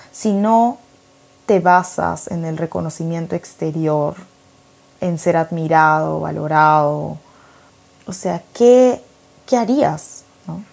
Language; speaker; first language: Spanish; native; Spanish